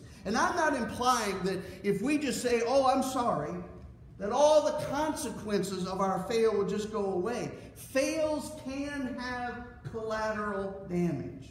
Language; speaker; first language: English; native; English